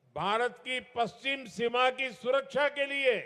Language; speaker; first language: Hindi; non-native, local second language; Gujarati